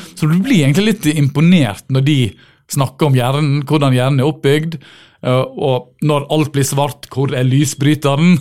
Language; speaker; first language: Norwegian; native; Norwegian